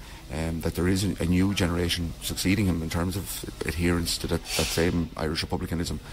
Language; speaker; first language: English; native; English